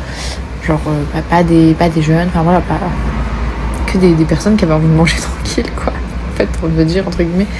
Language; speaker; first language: French; native; French